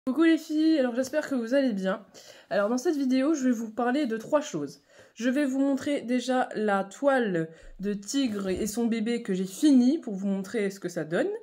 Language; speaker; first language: French; native; French